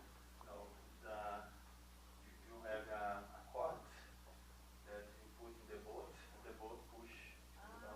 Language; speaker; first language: English; non-native, learner; Portuguese